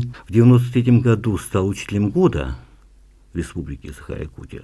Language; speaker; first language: Russian; non-native, local second language; Yakut